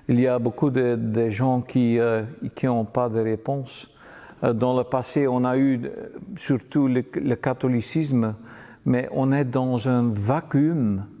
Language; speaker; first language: French; non-native, local second language; Dutch